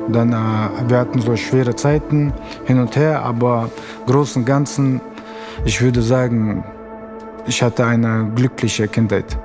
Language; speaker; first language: German; early bilingual, other home language; Russian